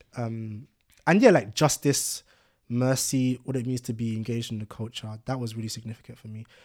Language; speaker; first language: English; early bilingual, other home language; Yoruba